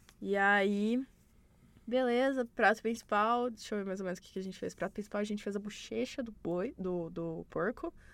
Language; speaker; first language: Portuguese; native; Portuguese